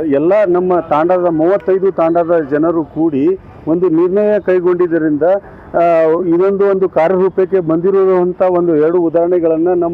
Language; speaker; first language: Kannada; non-native, local second language; Lambadi